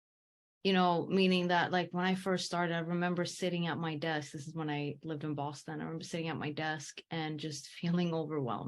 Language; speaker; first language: English; early bilingual, heritage; English